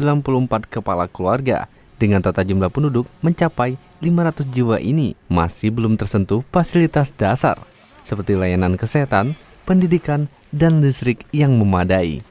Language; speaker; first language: Indonesian; native; Indonesian